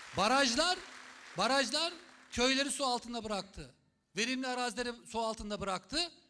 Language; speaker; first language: Turkish; native; Turkish